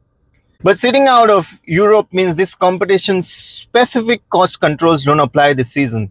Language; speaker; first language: English; non-native, local second language; Konkani